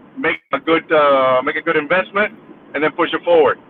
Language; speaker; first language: English; early bilingual, other home language; Spanish